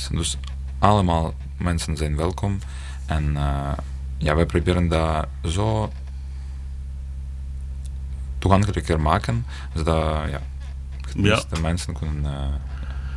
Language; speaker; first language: Dutch; non-native, learner; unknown